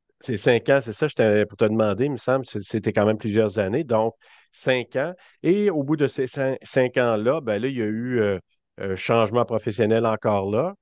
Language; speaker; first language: French; native; French